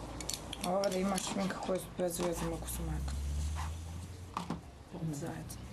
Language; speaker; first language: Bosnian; non-native, learner; Chinese